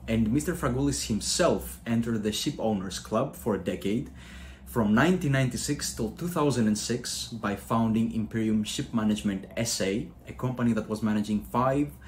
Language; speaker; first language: English; non-native, fluent; Greek